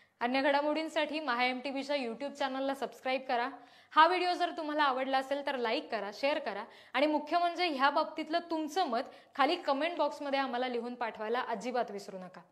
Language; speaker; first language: Marathi; native; Marathi